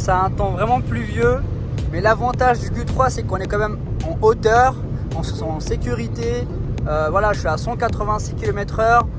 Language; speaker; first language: French; native; French